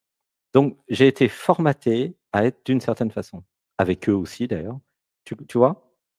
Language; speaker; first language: French; native; French